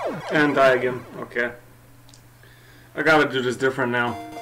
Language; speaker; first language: English; non-native, fluent; German